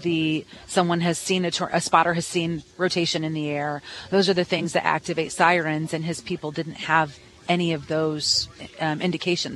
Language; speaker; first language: English; native; English